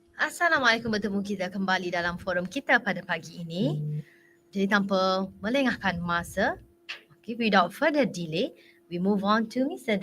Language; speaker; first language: Malay; native; Malay